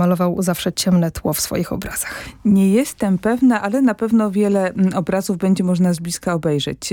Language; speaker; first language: Polish; native; Polish